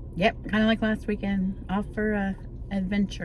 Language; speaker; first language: English; native; English